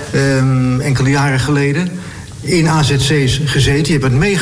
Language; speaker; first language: Dutch; native; Dutch